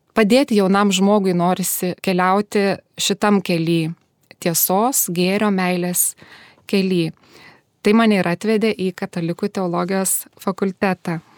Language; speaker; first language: Lithuanian; native; Lithuanian